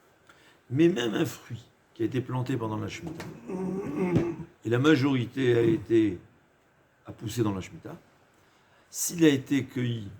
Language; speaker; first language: French; native; French